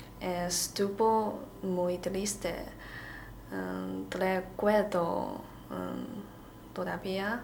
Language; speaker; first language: Spanish; non-native, learner; Chinese